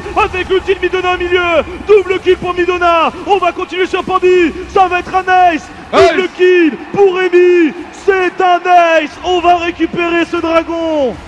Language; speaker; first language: French; native; French